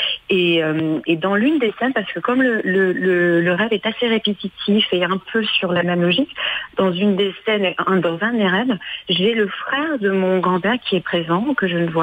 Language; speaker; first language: French; native; French